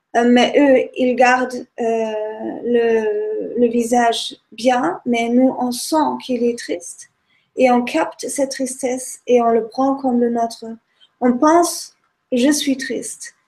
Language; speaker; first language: French; non-native, fluent; German